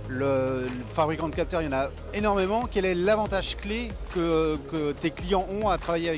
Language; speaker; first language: French; native; French